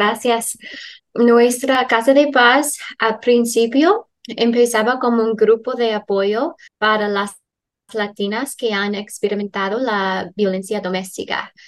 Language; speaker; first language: Spanish; non-native, fluent; English